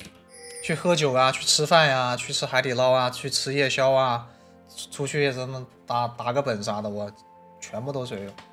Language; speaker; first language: Chinese; native; Chinese